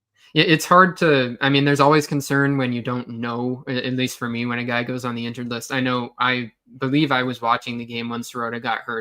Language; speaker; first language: English; native; English